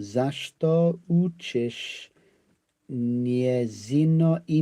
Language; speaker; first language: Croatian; non-native, learner; English